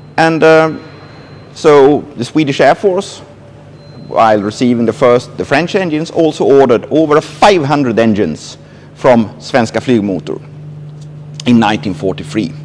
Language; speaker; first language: English; non-native, fluent; Swedish